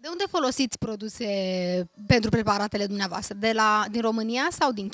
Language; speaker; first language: Romanian; native; Romanian